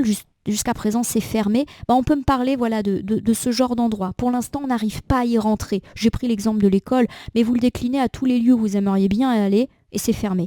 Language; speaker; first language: French; native; French